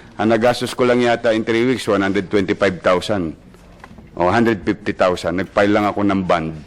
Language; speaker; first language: Filipino; native; Filipino